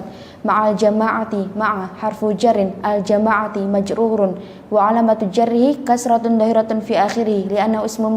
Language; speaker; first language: Arabic; non-native, learner; Indonesian